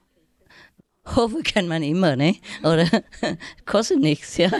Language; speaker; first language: German; non-native, learner; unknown